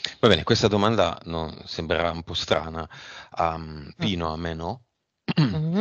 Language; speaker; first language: Italian; native; Italian